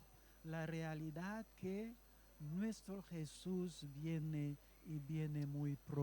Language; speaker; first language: Spanish; non-native, fluent; Papiamento